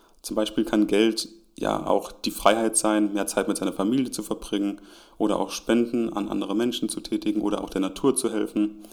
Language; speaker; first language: German; native; German